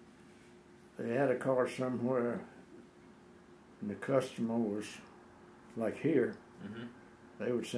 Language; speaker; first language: English; native; English